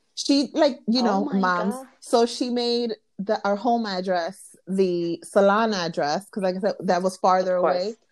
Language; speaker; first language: English; early bilingual, other home language; Spanish